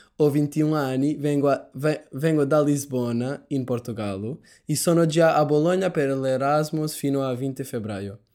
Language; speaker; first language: Italian; non-native, learner; Portuguese